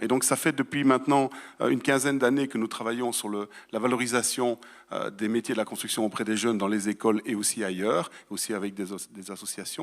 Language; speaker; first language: French; native; French